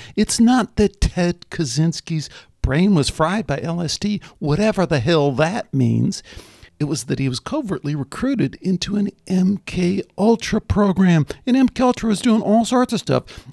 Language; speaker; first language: English; native; English